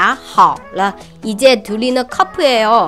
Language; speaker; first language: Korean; non-native, fluent; Chinese